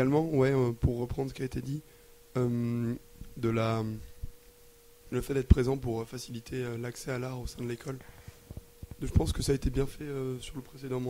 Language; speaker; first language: French; native; French